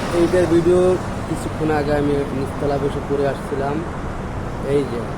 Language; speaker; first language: Bangla; native; Bangla